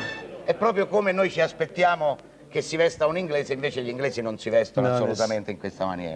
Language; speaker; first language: Italian; native; Italian